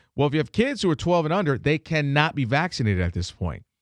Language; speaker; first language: English; native; English